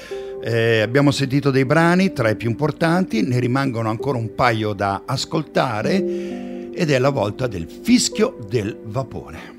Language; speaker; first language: Italian; native; Italian